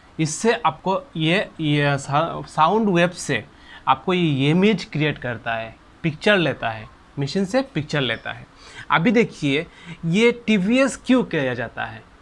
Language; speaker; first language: Hindi; non-native, local second language; Bangla